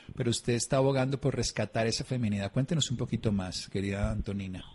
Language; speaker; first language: Spanish; native; Spanish